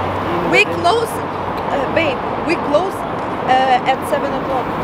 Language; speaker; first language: English; non-native, learner; Russian